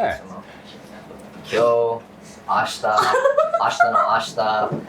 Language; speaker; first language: Japanese; non-native, learner; English